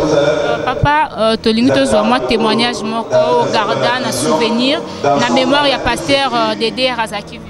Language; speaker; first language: French; non-native, local second language; Lingala